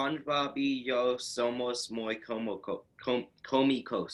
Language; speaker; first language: Spanish; non-native, learner; English